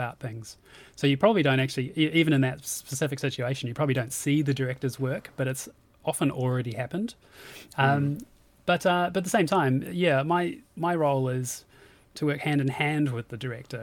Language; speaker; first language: English; native; English